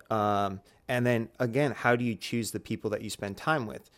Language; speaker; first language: English; native; English